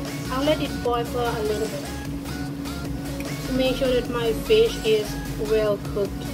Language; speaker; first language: English; non-native, fluent; Thai